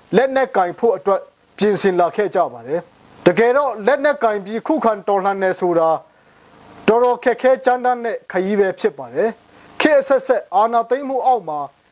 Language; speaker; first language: Burmese; non-native, local second language; Hakha Chin